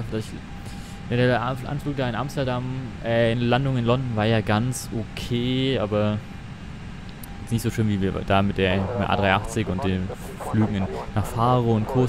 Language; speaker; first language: German; native; German